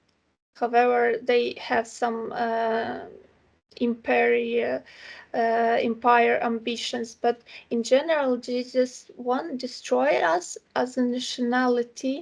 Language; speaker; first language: English; non-native, fluent; Ukrainian